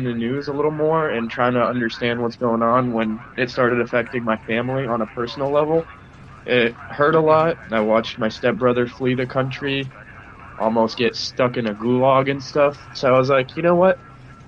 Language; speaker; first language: English; early bilingual, other home language; Russian